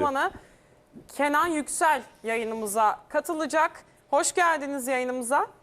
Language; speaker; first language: Turkish; native; Turkish